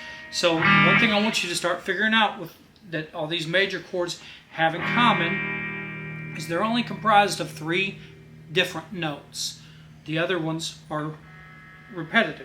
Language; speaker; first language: English; native; English